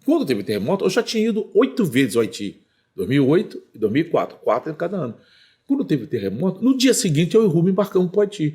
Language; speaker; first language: Portuguese; native; Portuguese